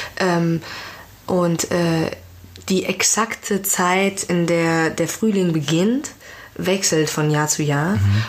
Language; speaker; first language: German; early bilingual, other home language; Persian